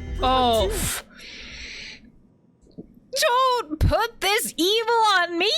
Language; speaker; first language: English; native; English